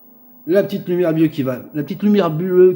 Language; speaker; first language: French; native; French